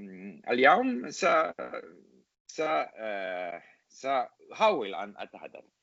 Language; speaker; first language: Arabic; non-native, learner; English